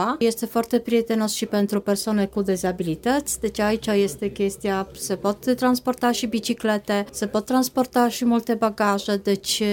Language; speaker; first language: Romanian; non-native, fluent; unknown